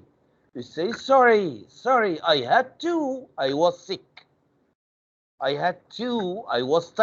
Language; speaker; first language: English; non-native, fluent; Arabic